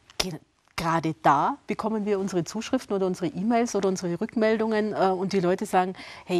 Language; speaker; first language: German; native; German